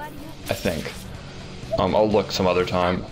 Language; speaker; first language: English; native; English